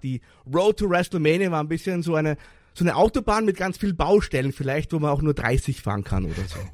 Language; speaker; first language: German; native; German